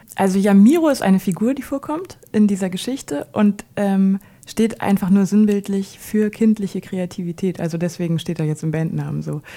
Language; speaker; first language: German; native; German